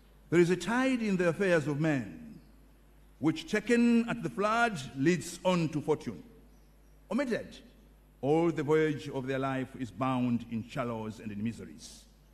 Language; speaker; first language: English; non-native, local second language; Swahili